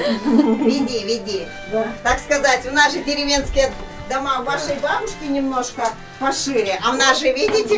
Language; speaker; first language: Russian; native; Russian